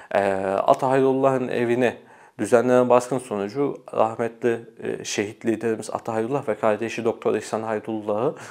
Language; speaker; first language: Turkish; early bilingual, heritage; Arabic